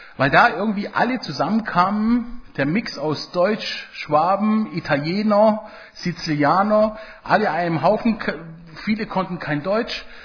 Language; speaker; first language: German; early bilingual, other home language; Italian